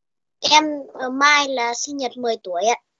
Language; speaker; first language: Vietnamese; early bilingual, heritage; Vietnamese